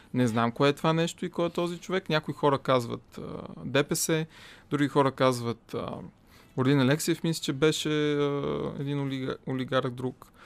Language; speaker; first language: Bulgarian; native; Bulgarian